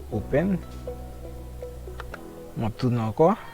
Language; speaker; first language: French; non-native, local second language; Haitian Creole